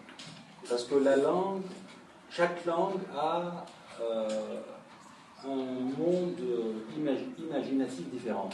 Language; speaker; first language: French; non-native, fluent; Arabic